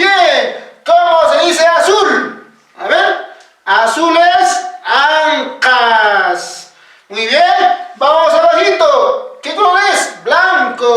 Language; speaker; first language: Spanish; non-native, local second language; Quechua